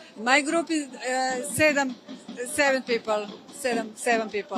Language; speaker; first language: English; non-native, learner; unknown